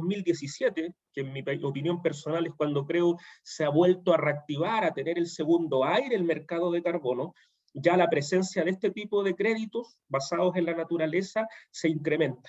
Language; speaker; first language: Spanish; native; Spanish